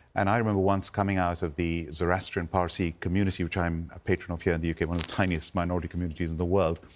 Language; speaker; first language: English; non-native, local second language; Gujarati